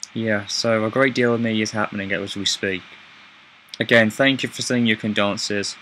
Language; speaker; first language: English; native; English